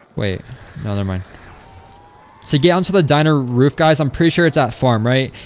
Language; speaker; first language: English; native; English